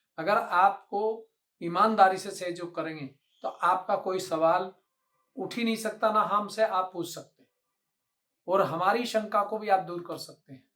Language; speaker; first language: Hindi; native; Hindi